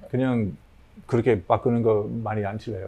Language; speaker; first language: Korean; non-native, learner; English